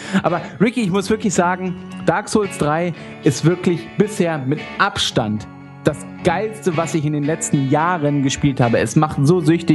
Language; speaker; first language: German; native; German